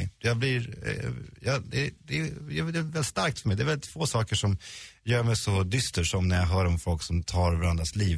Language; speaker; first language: Swedish; native; Swedish